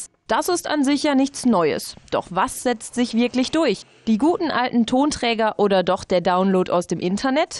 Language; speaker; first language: German; native; German